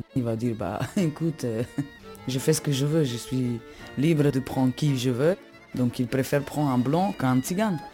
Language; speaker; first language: French; non-native, fluent; Slovak